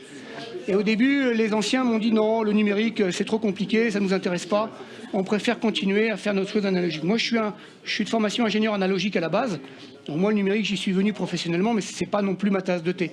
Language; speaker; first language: French; native; French